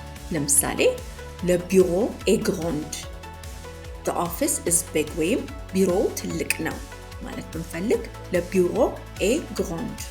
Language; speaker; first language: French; non-native, fluent; Amharic